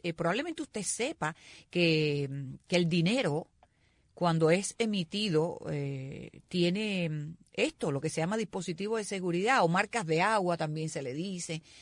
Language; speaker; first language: Spanish; native; Spanish